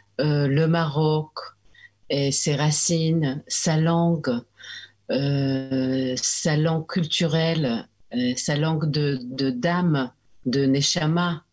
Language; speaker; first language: French; early bilingual, heritage; French